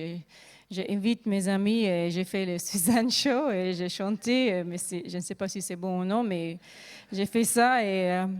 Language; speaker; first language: French; non-native, learner; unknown